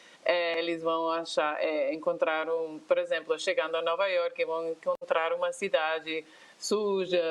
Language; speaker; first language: Portuguese; non-native, fluent; English